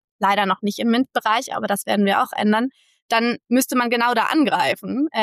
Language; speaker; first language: German; native; German